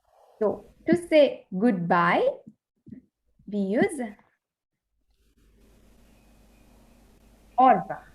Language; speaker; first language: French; non-native, fluent; Sinhala